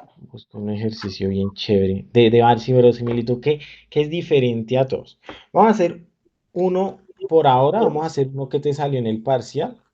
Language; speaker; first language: Spanish; native; Spanish